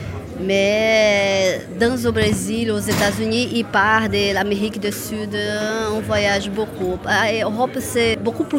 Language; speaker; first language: French; non-native, fluent; Portuguese